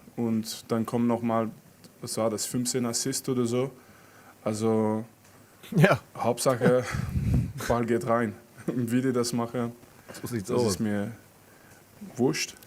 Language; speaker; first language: German; non-native, fluent; French